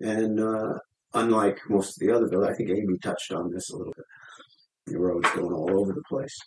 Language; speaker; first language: English; native; English